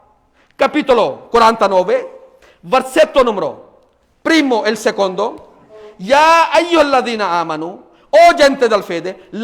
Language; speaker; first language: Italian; non-native, fluent; Urdu